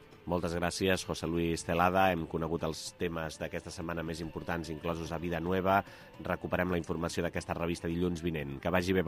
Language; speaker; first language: Catalan; native; Catalan